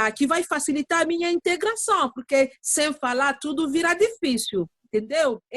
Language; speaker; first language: Portuguese; non-native, learner; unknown